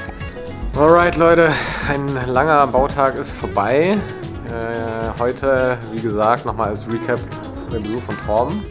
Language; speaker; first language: German; native; German